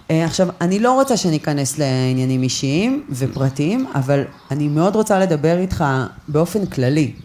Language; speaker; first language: Hebrew; native; Hebrew